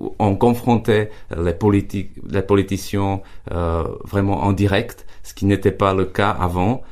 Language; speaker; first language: French; non-native, fluent; Czech